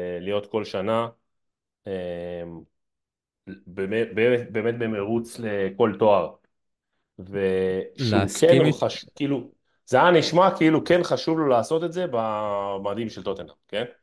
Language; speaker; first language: Hebrew; native; Hebrew